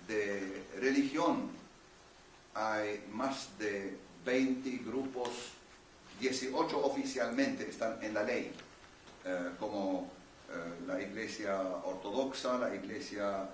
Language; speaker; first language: Spanish; non-native, fluent; Arabic